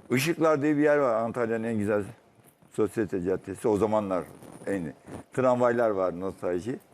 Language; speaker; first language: Turkish; native; Turkish